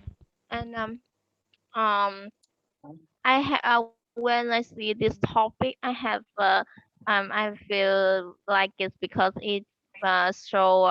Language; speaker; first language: English; non-native, learner; Vietnamese